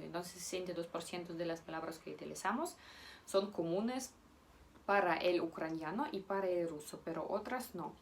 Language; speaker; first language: Spanish; non-native, fluent; Russian